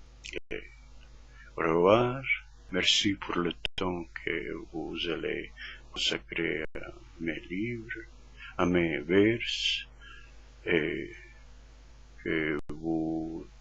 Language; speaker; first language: French; non-native, fluent; Croatian